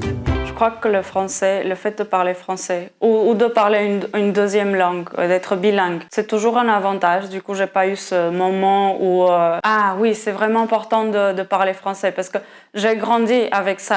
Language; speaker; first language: French; non-native, fluent; Portuguese